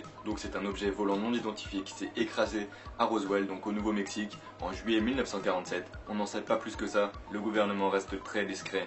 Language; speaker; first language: French; native; French